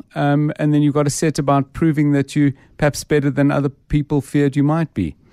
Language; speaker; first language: English; native; English